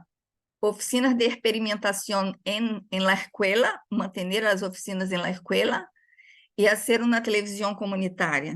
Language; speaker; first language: Spanish; non-native, fluent; Portuguese